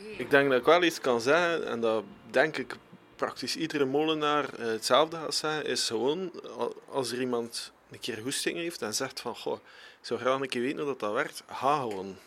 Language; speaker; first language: Dutch; native; Dutch